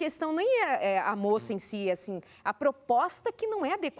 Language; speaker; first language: Portuguese; native; Portuguese